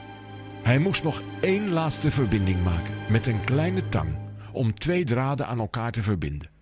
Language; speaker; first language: Dutch; native; Dutch